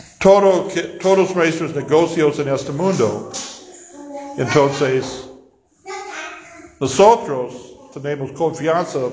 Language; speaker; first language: Spanish; non-native, fluent; English